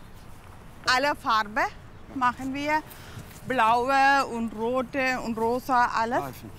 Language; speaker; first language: German; non-native, learner; Tamil